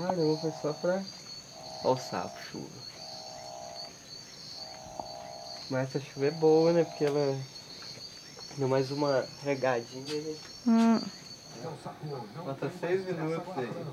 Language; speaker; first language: Portuguese; native; Portuguese